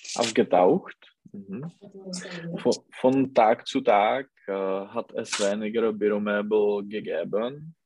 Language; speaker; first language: German; non-native, learner; Czech